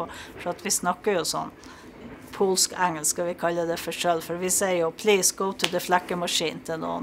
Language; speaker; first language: Norwegian; native; Norwegian